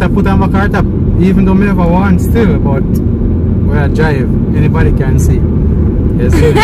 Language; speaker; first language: English; native; English